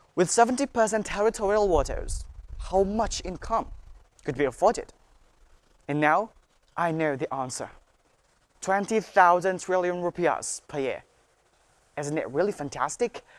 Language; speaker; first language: English; non-native, learner; Indonesian